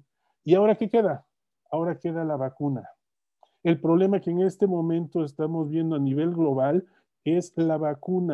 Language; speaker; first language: Spanish; native; Spanish